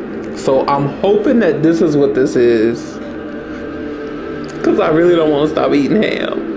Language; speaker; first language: English; native; English